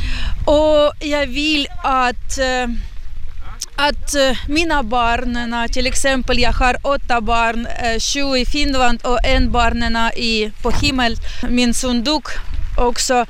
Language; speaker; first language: Swedish; non-native, learner; Ukrainian